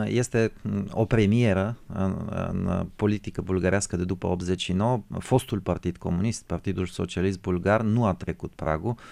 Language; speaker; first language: Romanian; non-native, fluent; Bulgarian